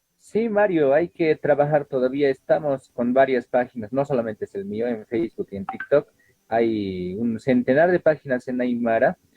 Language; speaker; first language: Spanish; non-native, local second language; Aymara